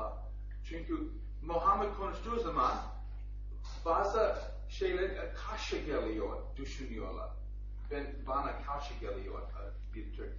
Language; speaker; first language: Turkish; non-native, learner; German